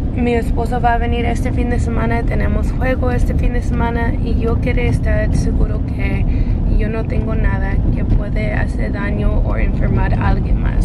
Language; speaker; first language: Spanish; early bilingual, heritage; Spanish